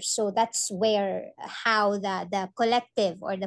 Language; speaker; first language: English; non-native, local second language; Maranao